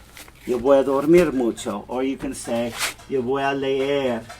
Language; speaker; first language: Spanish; non-native, fluent; English